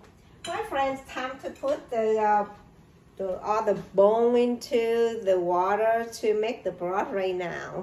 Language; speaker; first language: English; non-native, learner; Vietnamese